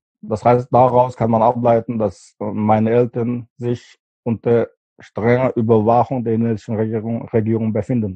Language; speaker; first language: German; non-native, fluent; Uyghur